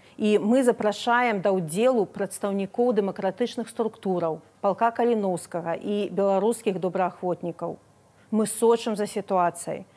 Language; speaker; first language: Belarusian; non-native, local second language; Russian